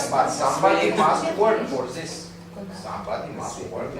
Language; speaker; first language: English; non-native, learner; Romanian